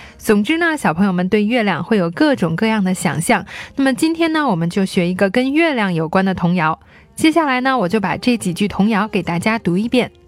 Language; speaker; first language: Chinese; native; Chinese